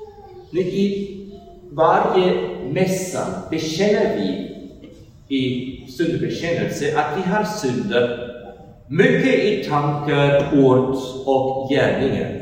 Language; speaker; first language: Swedish; non-native, fluent; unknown